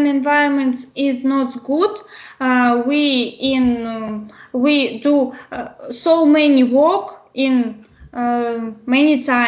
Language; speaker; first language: English; non-native, learner; Russian